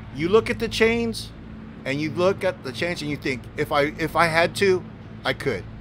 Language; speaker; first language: English; native; English